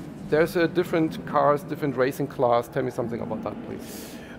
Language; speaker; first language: English; non-native, fluent; German